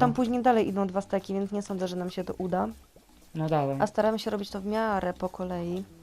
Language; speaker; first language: Polish; native; Polish